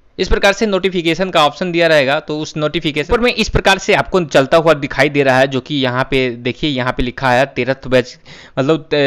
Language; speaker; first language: Hindi; native; Hindi